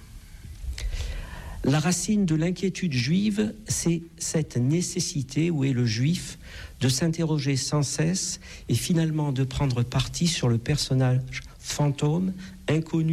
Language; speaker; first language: French; native; French